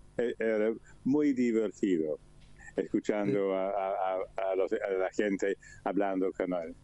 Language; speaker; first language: Spanish; non-native, learner; English